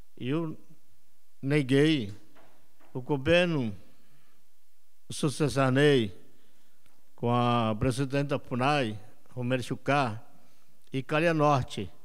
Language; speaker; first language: Portuguese; non-native, local second language; Yanomámi